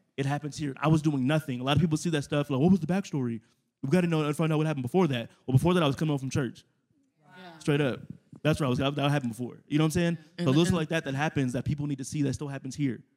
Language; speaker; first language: English; native; English